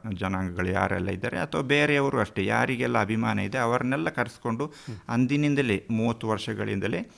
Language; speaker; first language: Kannada; non-native, local second language; Kodava